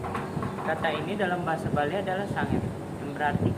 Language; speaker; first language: Indonesian; native; Indonesian